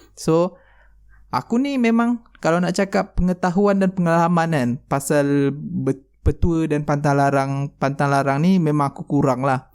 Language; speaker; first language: Malay; native; Malay